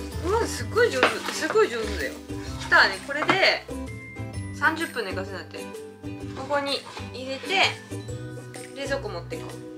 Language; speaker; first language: Japanese; native; Japanese